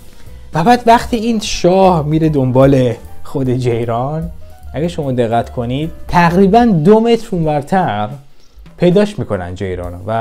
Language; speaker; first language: Persian; native; Persian